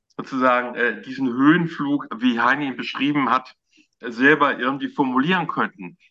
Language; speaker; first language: German; native; German